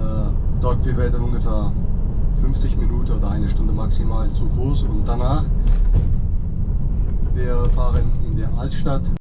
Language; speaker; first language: German; non-native, fluent; Azerbaijani